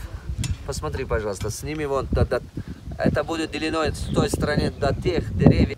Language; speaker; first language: Russian; non-native, local second language; Tajik